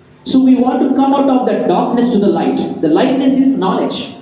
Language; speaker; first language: English; non-native, local second language; Telugu